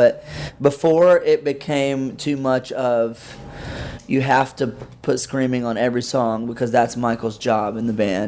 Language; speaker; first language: English; native; English